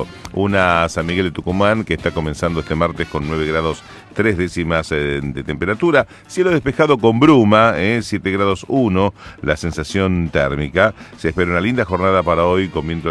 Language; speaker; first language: Spanish; native; Spanish